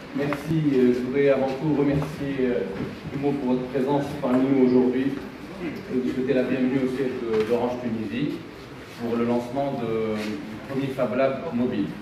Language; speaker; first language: French; non-native, local second language; Arabic